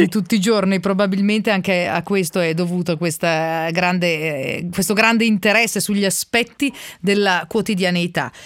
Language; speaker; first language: Italian; native; Italian